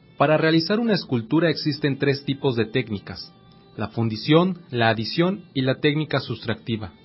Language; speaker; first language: Spanish; native; Spanish